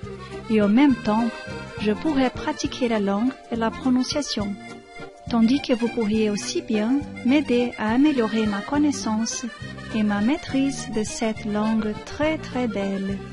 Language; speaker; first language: French; non-native, learner; Portuguese